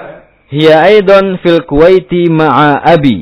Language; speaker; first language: Arabic; non-native, fluent; Indonesian